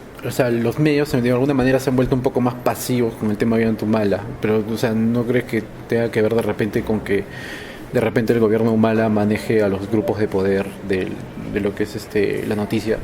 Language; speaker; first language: Spanish; native; Spanish